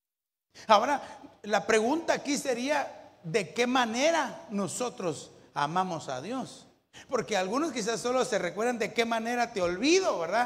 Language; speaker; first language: Spanish; native; Spanish